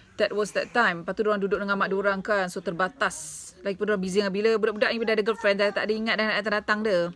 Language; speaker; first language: Malay; native; Malay